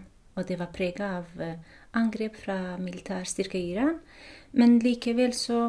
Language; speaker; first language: Norwegian; non-native, fluent; Kurdish